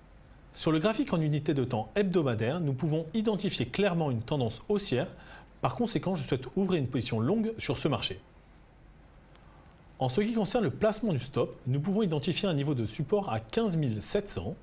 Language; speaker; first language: French; native; French